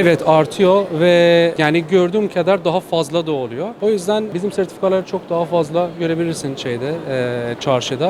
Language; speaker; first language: Turkish; non-native, learner; Persian